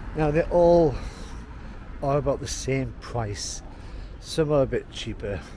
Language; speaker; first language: English; native; English